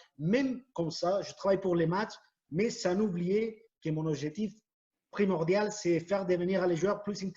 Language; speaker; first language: French; non-native, fluent; Spanish